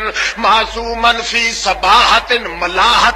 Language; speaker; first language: Arabic; non-native, fluent; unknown